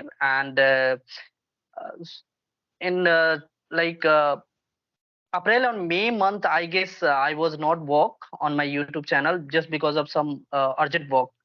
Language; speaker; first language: English; non-native, local second language; Hindi